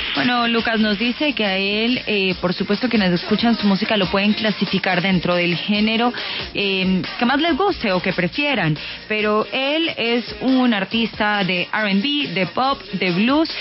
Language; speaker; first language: Spanish; native; Spanish